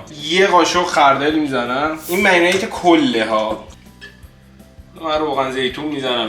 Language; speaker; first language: Persian; native; Persian